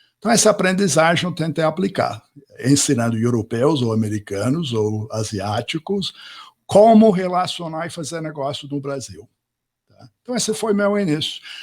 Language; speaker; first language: Portuguese; non-native, fluent; English